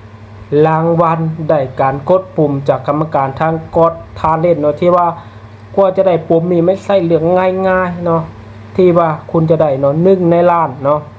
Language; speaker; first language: Thai; non-native, local second language; Lao